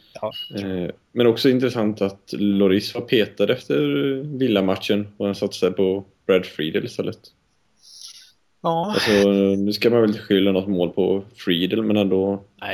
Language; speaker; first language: Swedish; native; Swedish